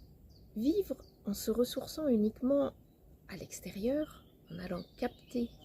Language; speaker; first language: French; native; French